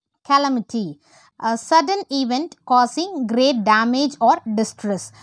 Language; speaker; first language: English; non-native, local second language; Tamil